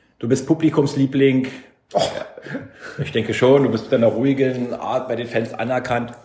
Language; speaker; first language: German; native; German